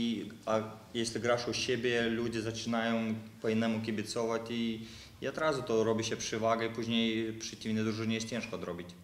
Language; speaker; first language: Polish; non-native, fluent; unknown